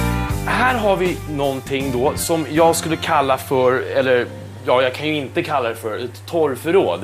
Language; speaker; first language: Swedish; native; Swedish